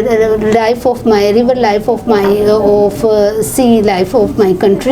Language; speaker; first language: English; non-native, learner; Urdu